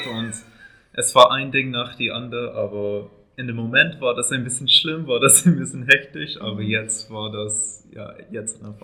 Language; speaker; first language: German; non-native, fluent; English